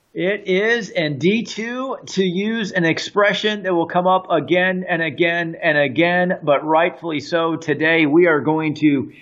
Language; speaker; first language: English; native; English